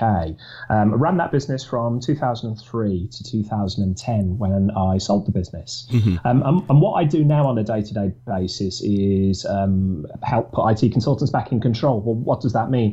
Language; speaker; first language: English; native; English